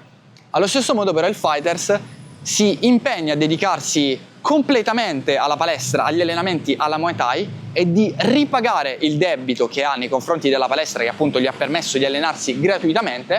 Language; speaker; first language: Italian; native; Italian